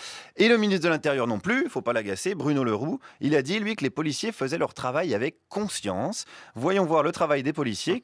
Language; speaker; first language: French; native; French